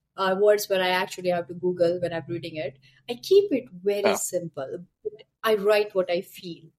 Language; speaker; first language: English; non-native, local second language; Hindi